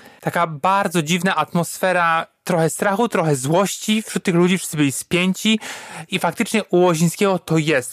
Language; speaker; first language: Polish; native; Polish